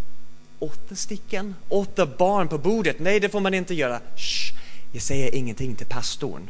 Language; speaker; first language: Swedish; non-native, fluent; English